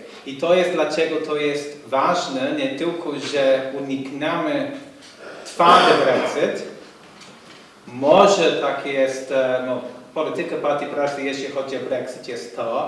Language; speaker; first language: Polish; non-native, fluent; English